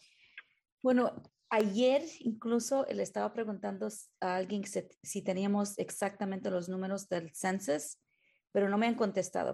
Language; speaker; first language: Spanish; early bilingual, heritage; Spanish